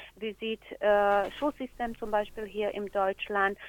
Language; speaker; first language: German; non-native, fluent; Slovak